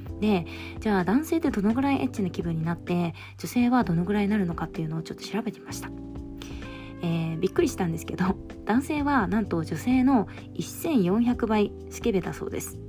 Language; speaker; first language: Japanese; native; Japanese